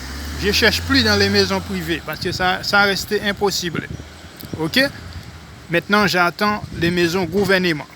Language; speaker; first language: French; non-native, local second language; Haitian Creole